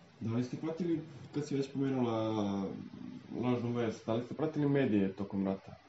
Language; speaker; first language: Serbian; non-native, local second language; Albanian